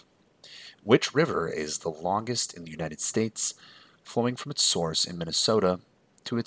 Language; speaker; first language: English; native; English